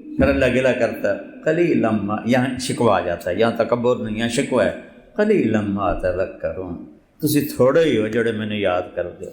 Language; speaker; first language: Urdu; non-native, local second language; Punjabi